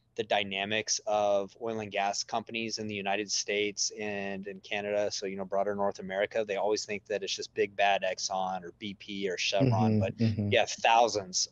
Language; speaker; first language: English; native; English